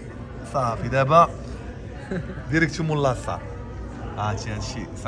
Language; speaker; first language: Arabic; native; Arabic